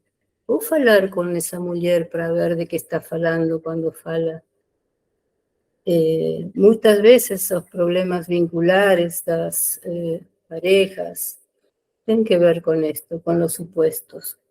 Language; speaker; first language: Portuguese; non-native, learner; Spanish